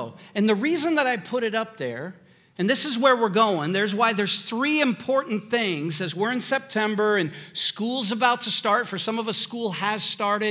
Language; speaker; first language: English; native; English